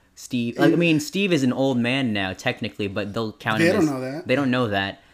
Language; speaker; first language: English; early bilingual, other home language; Filipino